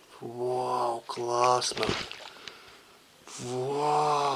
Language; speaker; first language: Russian; early bilingual, heritage; Russian